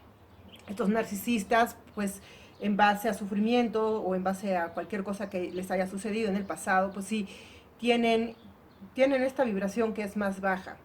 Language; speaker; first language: Spanish; native; Spanish